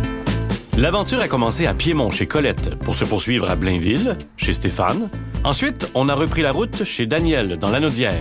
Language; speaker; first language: French; native; French